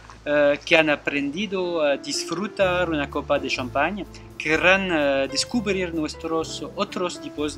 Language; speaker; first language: Spanish; non-native, fluent; French